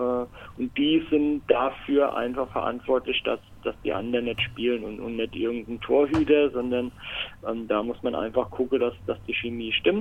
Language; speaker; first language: German; native; German